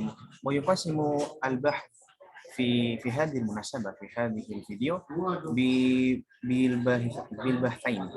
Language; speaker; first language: Arabic; non-native, learner; Indonesian